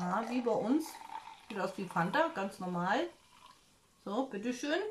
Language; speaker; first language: German; native; German